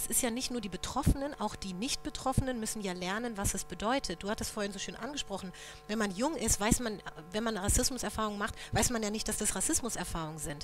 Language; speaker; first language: German; native; German